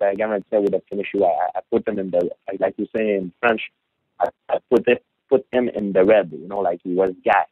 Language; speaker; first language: English; non-native, fluent; French